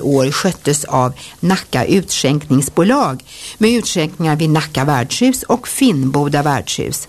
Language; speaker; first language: Swedish; native; Swedish